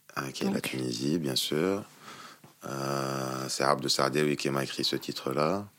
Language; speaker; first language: French; non-native, local second language; Arabic